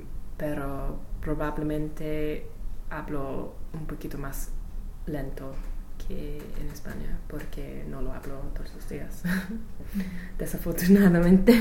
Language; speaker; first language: Spanish; non-native, learner; English